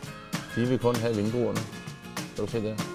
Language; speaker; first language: Danish; native; Danish